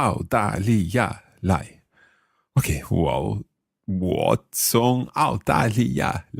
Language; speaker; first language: Chinese; non-native, learner; English